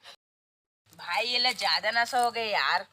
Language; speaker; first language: Hindi; non-native, local second language; Chhattisgarhi